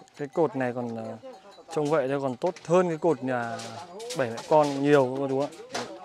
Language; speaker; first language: Vietnamese; native; Vietnamese